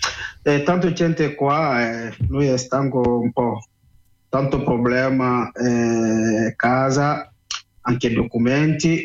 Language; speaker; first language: Italian; non-native, learner; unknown